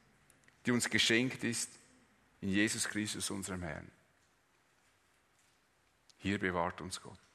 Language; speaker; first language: German; native; German